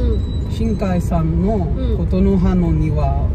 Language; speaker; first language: Japanese; non-native, learner; Tamil